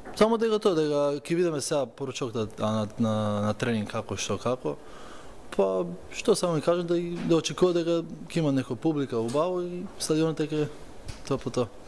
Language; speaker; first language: Macedonian; early bilingual, heritage; Macedonian